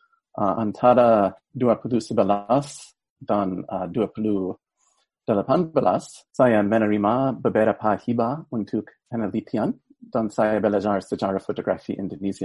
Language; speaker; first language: Indonesian; non-native, fluent; English